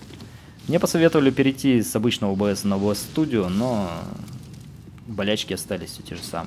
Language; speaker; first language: Russian; native; Russian